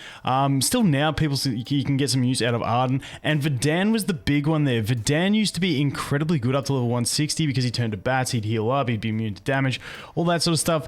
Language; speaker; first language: English; native; English